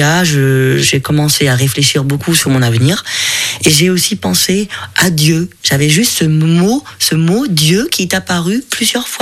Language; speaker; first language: French; non-native, fluent; German